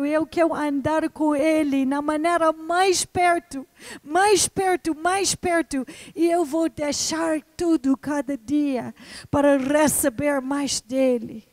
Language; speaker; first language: Portuguese; non-native, fluent; English